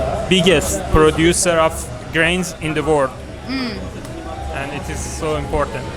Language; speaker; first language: English; non-native, learner; Persian